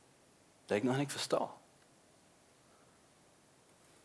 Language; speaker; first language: Danish; native; Danish